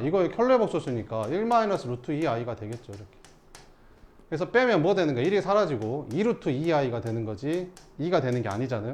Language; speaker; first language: Korean; native; Korean